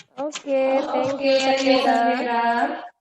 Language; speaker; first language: English; non-native, learner; Indonesian